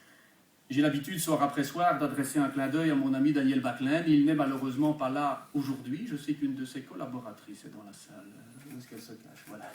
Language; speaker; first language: French; native; French